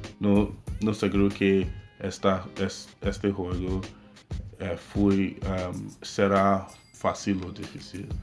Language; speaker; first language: Spanish; non-native, learner; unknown